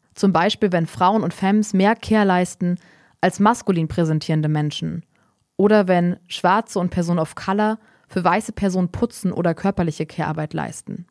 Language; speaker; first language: German; native; German